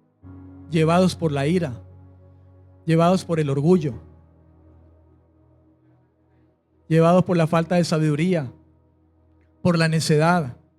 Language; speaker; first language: Spanish; native; Spanish